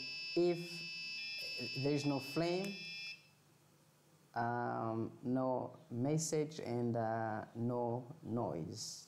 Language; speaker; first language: English; non-native, fluent; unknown